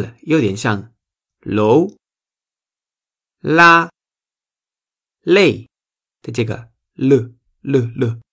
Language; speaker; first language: Chinese; non-native, fluent; Spanish